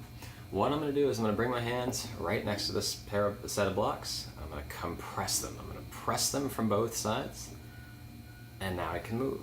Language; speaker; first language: English; native; English